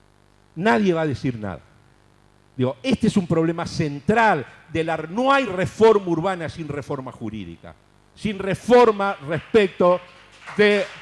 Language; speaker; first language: Spanish; native; Spanish